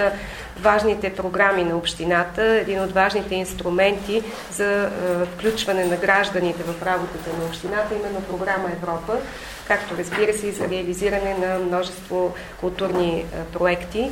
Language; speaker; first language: Bulgarian; native; Bulgarian